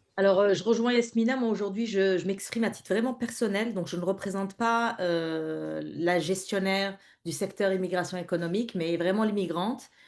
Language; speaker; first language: French; non-native, local second language; Arabic